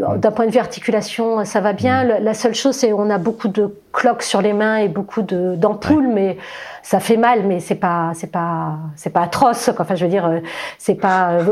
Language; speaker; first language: French; native; French